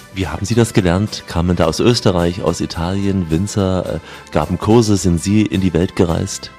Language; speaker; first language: German; native; German